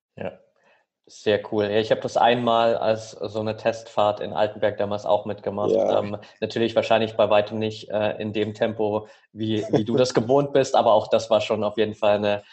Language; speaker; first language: German; native; German